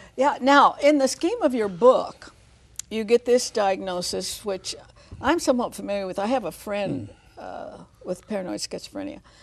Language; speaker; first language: English; native; English